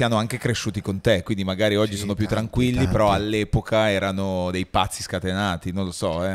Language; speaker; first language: Italian; native; Italian